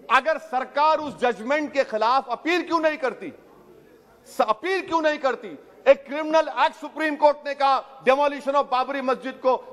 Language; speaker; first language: Urdu; native; Urdu